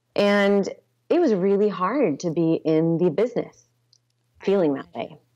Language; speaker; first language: English; native; English